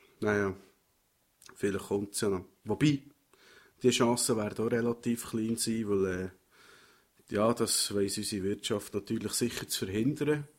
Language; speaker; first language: German; native; German